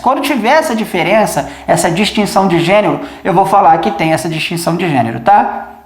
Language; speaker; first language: Portuguese; native; Portuguese